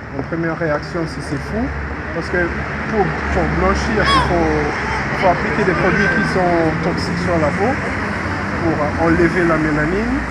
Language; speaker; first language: French; non-native, fluent; English